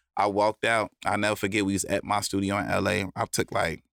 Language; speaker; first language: English; native; English